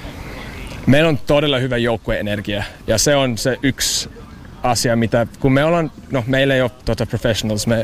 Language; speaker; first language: Finnish; non-native, fluent; English